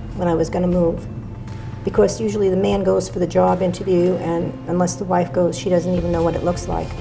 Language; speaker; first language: English; native; English